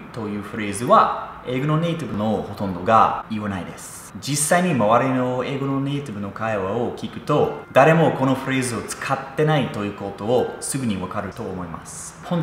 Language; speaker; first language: Japanese; non-native, fluent; English